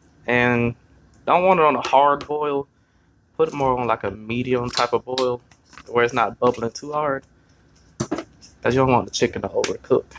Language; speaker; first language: English; native; English